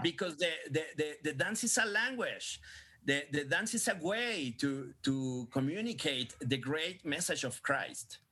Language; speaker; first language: English; non-native, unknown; Spanish